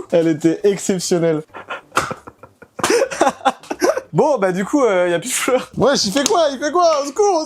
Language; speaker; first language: French; native; French